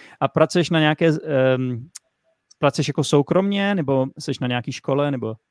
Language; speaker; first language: Czech; native; Czech